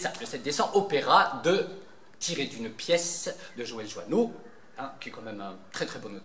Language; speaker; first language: French; native; French